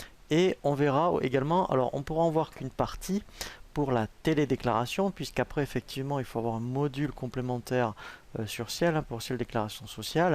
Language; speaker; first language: French; native; French